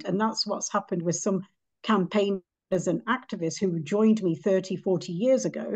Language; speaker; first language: English; native; English